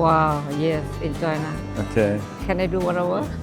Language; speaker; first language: English; non-native, learner; Thai